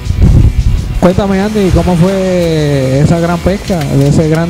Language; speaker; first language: Spanish; native; Spanish